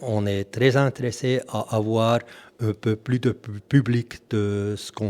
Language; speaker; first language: French; non-native, local second language; German